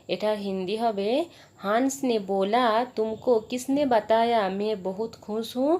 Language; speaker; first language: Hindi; non-native, local second language; Bangla